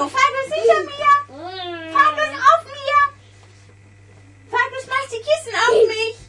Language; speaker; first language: German; native; German